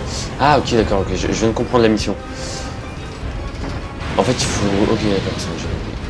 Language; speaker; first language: French; native; French